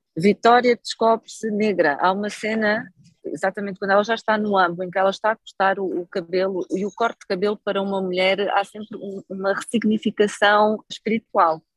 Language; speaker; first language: Portuguese; native; Portuguese